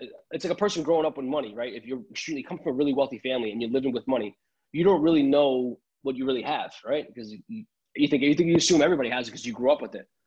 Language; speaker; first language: English; early bilingual, other home language; Italian